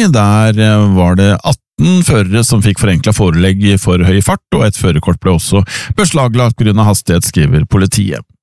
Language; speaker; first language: Norwegian; native; Norwegian